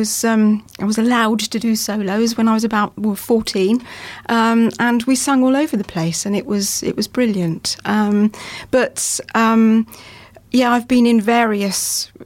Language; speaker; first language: English; native; English